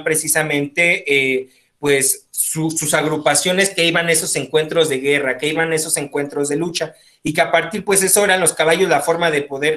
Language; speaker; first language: Spanish; native; Spanish